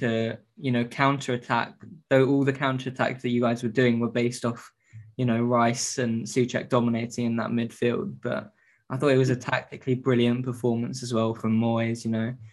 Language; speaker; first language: English; native; English